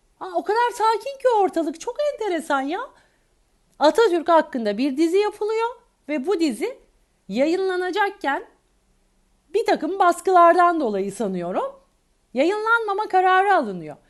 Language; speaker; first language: Turkish; native; Turkish